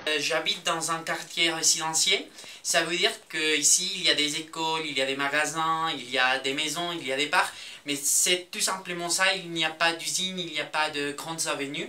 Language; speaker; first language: French; non-native, fluent; Spanish